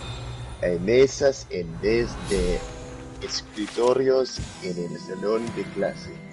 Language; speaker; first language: Spanish; non-native, learner; English